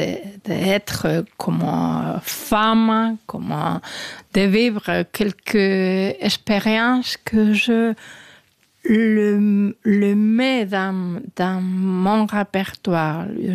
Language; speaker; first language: French; non-native, learner; Spanish